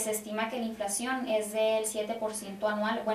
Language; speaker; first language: Spanish; native; Spanish